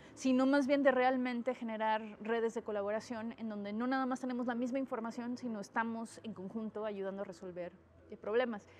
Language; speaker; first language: Spanish; native; Spanish